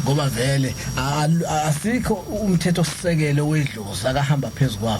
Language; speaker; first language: Zulu; native; Zulu